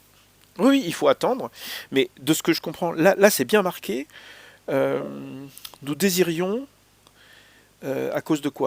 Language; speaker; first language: French; native; French